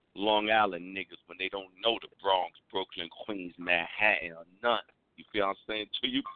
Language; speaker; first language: English; native; English